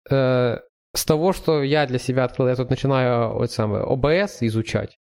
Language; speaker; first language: Russian; native; Russian